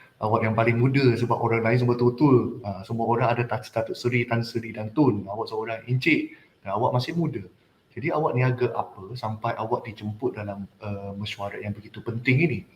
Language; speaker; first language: Malay; non-native, local second language; Chinese